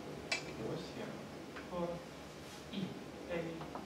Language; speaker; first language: Chinese; non-native, learner; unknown